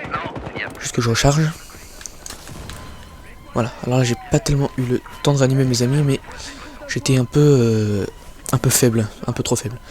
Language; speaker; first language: French; native; French